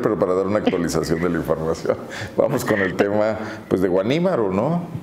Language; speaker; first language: Spanish; native; Spanish